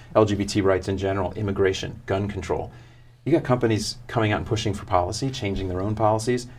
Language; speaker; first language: English; native; English